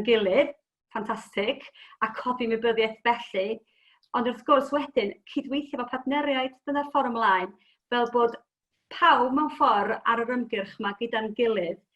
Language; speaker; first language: Welsh; native; Welsh